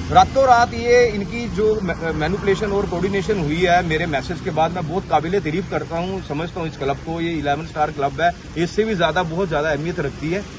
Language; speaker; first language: Hindi; non-native, local second language; Punjabi